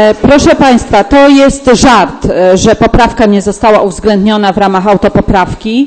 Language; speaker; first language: Polish; native; Polish